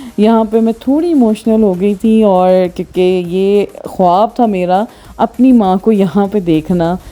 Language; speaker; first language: Urdu; non-native, local second language; Punjabi